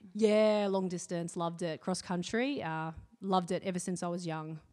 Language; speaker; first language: English; native; English